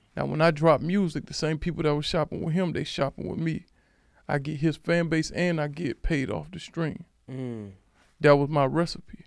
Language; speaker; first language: English; native; English